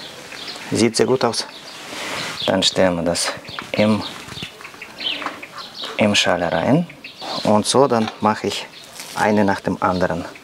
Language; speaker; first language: German; non-native, learner; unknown